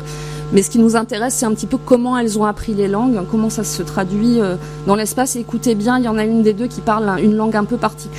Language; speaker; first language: French; native; French